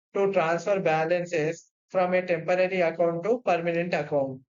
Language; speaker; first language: English; non-native, local second language; Telugu